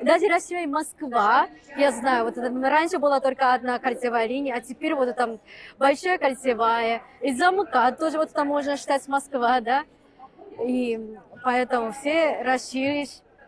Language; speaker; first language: Russian; non-native, fluent; Japanese